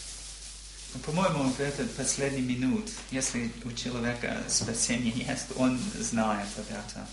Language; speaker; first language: Russian; non-native, learner; English